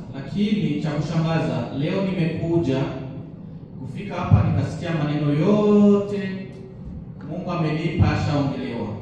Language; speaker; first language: Swahili; non-native, local second language; Rundi